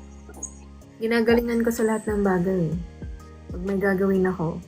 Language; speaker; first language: Filipino; non-native, local second language; Cebuano